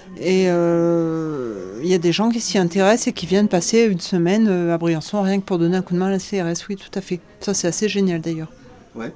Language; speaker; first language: French; native; French